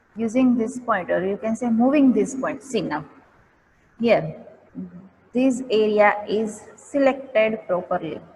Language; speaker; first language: English; non-native, local second language; Gujarati